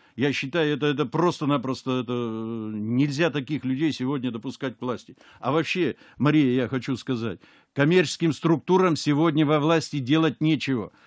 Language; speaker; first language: Russian; native; Russian